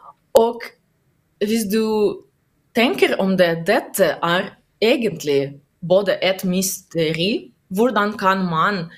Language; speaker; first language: Norwegian; non-native, learner; Russian